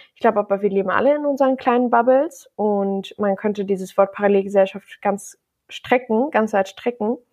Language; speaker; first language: German; native; German